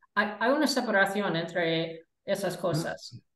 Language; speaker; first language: Spanish; non-native, fluent; English